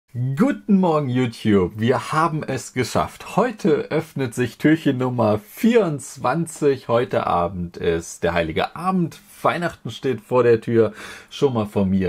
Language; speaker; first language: German; native; German